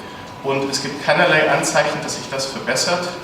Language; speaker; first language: German; native; German